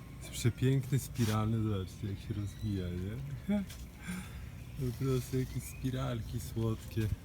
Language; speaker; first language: Polish; native; Polish